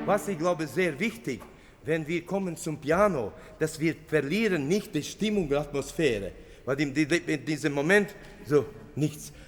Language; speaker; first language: German; non-native, fluent; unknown